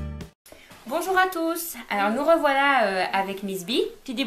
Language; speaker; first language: French; native; French